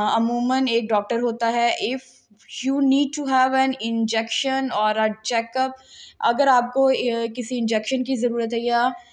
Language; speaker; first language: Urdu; non-native, local second language; Punjabi